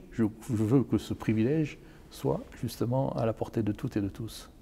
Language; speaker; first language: French; native; French